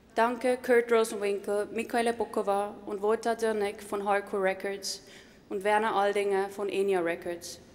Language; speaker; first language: German; native; German